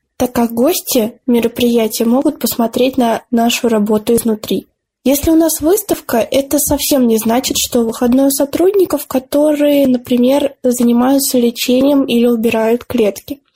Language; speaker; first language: Russian; native; Russian